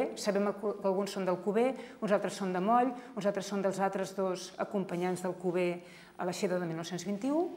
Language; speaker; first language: Catalan; native; Catalan